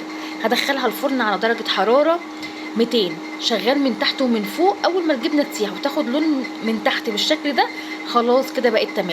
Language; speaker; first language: Arabic; native; Arabic